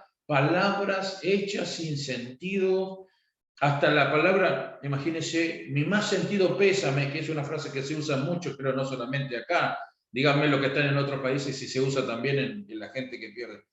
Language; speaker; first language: Spanish; native; Spanish